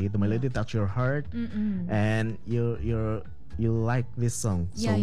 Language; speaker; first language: English; non-native, fluent; Indonesian